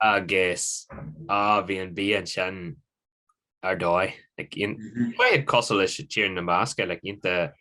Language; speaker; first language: Irish; non-native, local second language; English